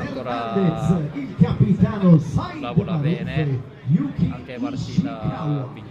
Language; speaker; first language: Italian; non-native, learner; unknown